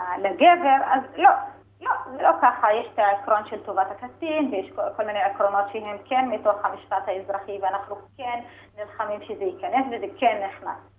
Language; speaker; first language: Hebrew; non-native, local second language; Arabic